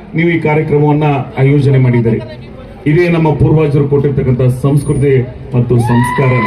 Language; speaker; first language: Kannada; native; Kannada